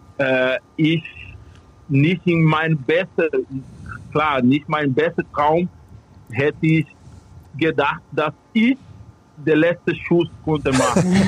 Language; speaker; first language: German; non-native, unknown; Portuguese